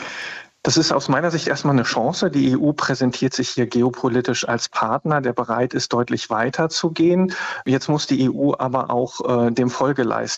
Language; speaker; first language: German; native; German